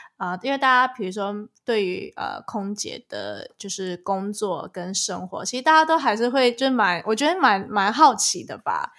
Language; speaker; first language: Chinese; native; Chinese